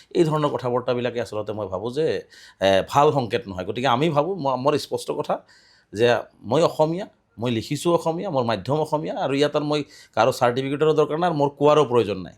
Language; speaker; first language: Assamese; non-native, local second language; Bangla